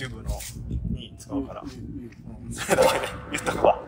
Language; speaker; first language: Japanese; non-native, fluent; Thai